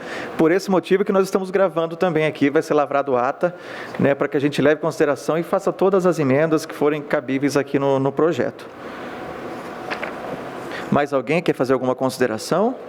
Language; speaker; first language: Portuguese; native; Portuguese